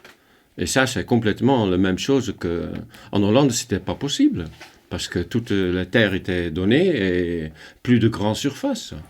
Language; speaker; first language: French; non-native, fluent; Dutch